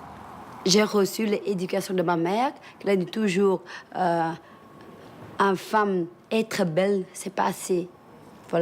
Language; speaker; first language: French; early bilingual, other home language; Vietnamese